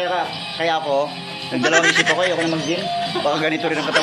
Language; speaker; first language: Filipino; native; Filipino